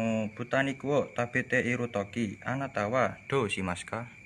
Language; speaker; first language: Japanese; non-native, learner; Indonesian